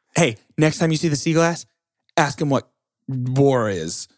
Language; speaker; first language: English; native; English